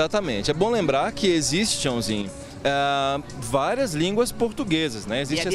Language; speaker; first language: Portuguese; native; Portuguese